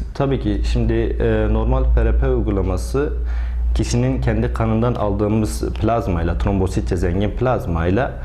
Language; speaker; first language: Turkish; native; Turkish